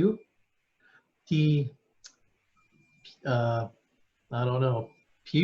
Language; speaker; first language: Russian; non-native, learner; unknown